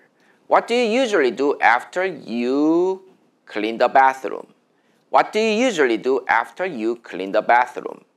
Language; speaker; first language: English; non-native, fluent; Korean